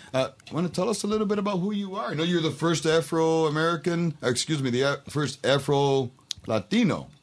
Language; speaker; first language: English; native; English